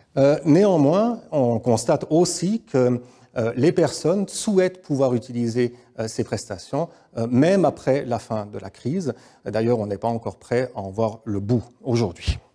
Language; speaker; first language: French; native; French